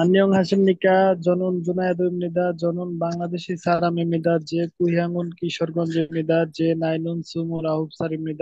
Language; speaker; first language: Korean; non-native, learner; Bangla